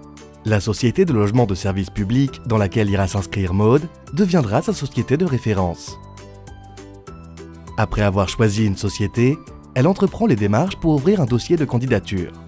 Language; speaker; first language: French; native; French